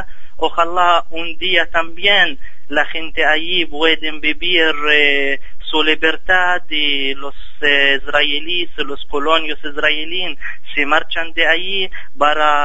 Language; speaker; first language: Spanish; non-native, fluent; Arabic